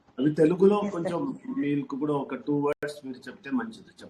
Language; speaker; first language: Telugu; non-native, learner; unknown